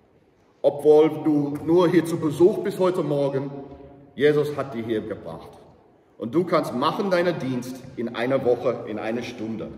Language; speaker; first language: German; non-native, learner; English